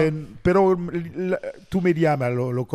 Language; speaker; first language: Spanish; non-native, learner; French